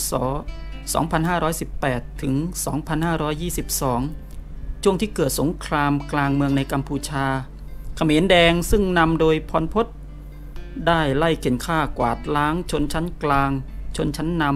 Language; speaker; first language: Thai; native; Thai